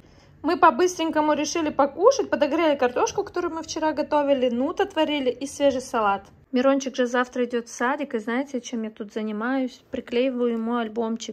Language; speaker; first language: Russian; native; Russian